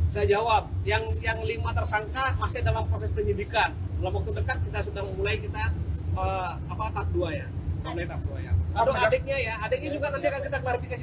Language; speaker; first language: Indonesian; native; Indonesian